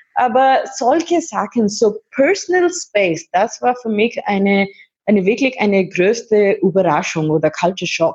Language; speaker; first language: German; non-native, learner; Hindi